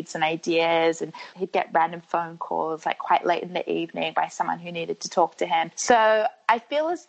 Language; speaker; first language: English; native; English